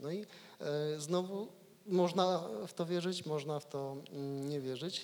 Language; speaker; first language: Polish; native; Polish